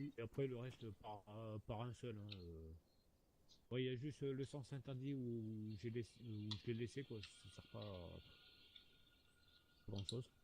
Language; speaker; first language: French; native; French